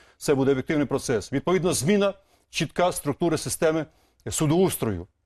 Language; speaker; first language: Ukrainian; native; Ukrainian